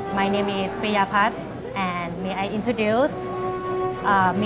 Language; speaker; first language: English; non-native, learner; Thai